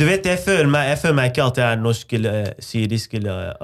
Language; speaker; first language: Norwegian; non-native, fluent; Arabic